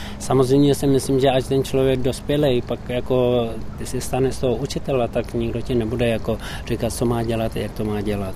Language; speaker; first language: Czech; non-native, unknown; Tibetan